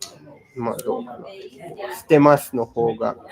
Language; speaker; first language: Japanese; non-native, learner; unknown